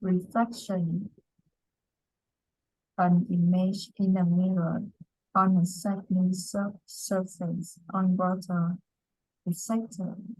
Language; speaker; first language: English; non-native, learner; Vietnamese